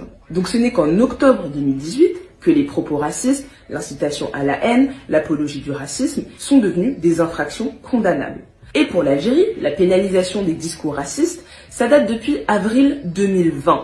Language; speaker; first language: French; native; French